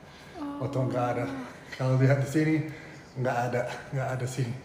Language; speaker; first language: Indonesian; non-native, fluent; English